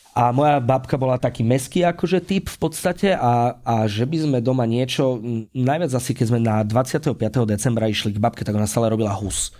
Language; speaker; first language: Slovak; native; Slovak